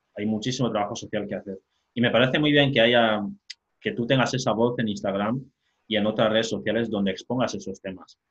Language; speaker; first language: Spanish; non-native, local second language; Fang